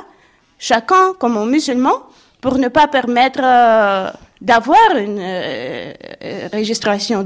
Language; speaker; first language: French; non-native, fluent; English